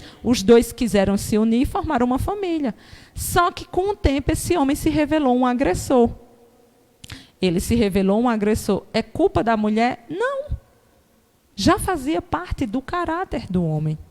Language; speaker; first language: Portuguese; native; Portuguese